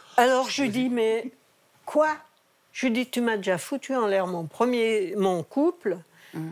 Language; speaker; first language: French; native; French